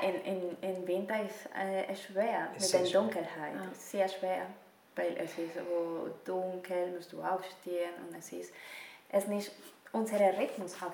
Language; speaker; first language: German; non-native, fluent; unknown